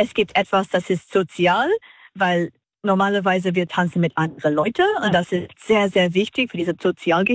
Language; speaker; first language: German; non-native, learner; English